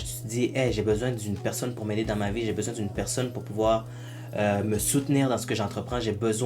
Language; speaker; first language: French; native; French